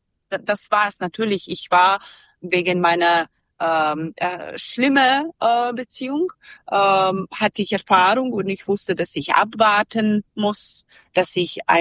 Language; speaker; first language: German; non-native, learner; Serbian